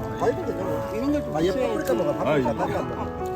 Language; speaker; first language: Korean; native; Korean